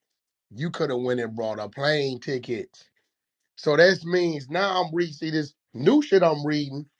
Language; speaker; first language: English; native; English